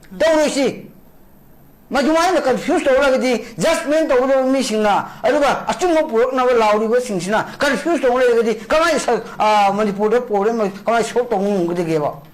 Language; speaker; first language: Manipuri; non-native, local second language; Rongmei Naga